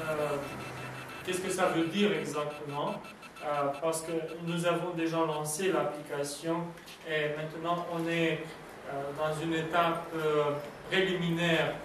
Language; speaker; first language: French; non-native, fluent; Romanian